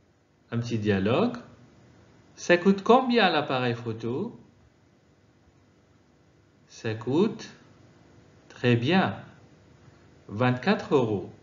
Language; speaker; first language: French; non-native, fluent; Arabic